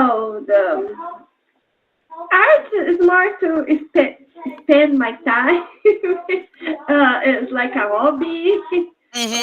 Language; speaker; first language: English; non-native, learner; Spanish